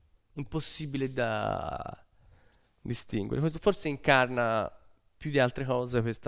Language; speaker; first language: Italian; native; Italian